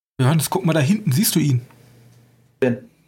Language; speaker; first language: German; native; German